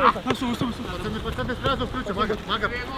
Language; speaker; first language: Russian; native; Russian